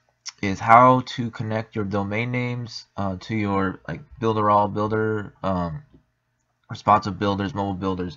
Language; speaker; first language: English; native; English